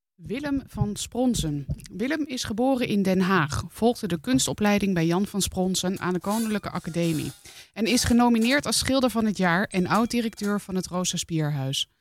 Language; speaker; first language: Dutch; native; Dutch